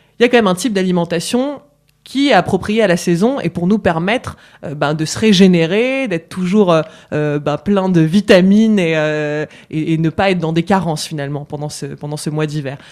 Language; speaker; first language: French; native; French